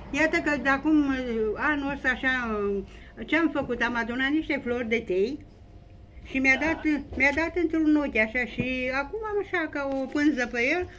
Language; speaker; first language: Romanian; early bilingual, other home language; Bulgarian